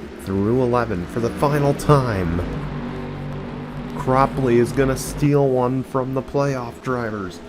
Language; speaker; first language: English; native; English